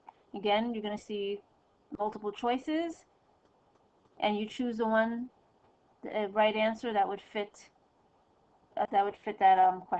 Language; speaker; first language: English; native; English